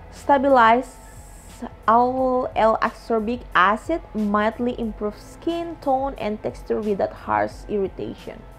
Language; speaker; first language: English; non-native, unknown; Indonesian